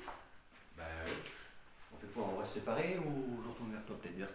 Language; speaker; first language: French; native; French